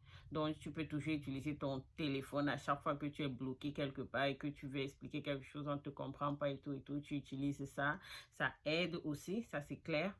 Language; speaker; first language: French; non-native, local second language; Fula